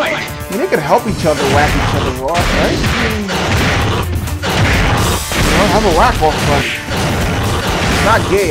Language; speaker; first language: English; native; English